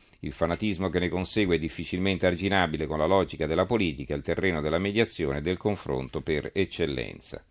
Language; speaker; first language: Italian; native; Italian